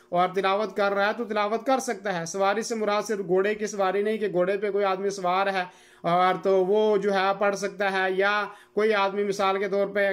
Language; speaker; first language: Urdu; non-native, local second language; Gujari